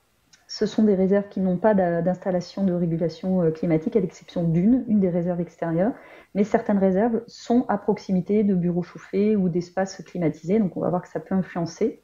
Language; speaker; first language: French; native; French